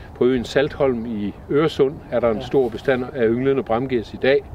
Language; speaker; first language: Danish; native; Danish